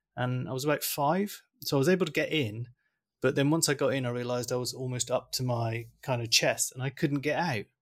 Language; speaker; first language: English; early bilingual, other home language; German